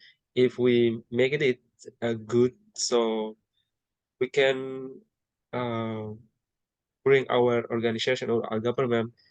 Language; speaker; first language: English; non-native, learner; Indonesian